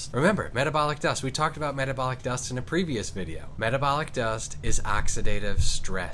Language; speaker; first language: English; native; English